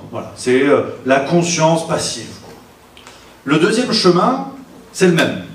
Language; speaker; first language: French; native; French